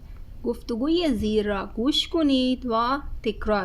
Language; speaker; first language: Persian; non-native, fluent; Urdu